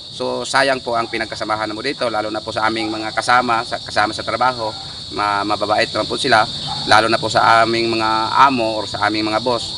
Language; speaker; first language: Filipino; non-native, local second language; Cebuano